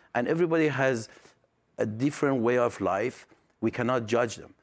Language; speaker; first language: English; non-native, fluent; Persian